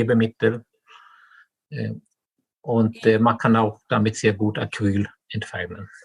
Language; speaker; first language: German; non-native, fluent; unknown